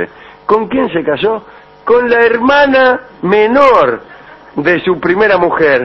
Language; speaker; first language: Spanish; native; Spanish